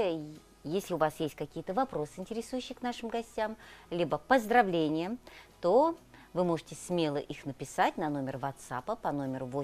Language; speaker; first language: Russian; native; Russian